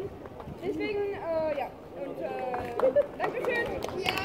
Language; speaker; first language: German; non-native, learner; French